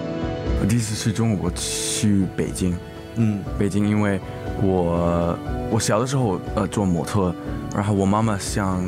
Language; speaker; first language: Chinese; early bilingual, heritage; English